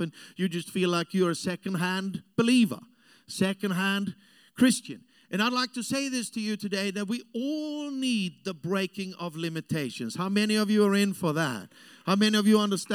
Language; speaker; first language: English; non-native, fluent; German